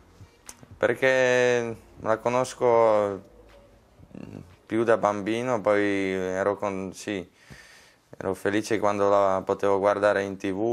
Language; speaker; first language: Italian; non-native, fluent; Slovak